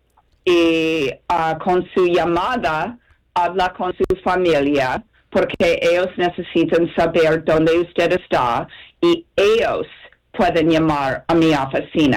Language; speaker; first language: Spanish; non-native, fluent; English